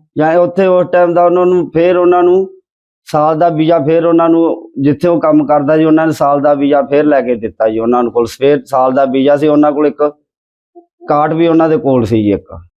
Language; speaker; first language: Punjabi; native; Punjabi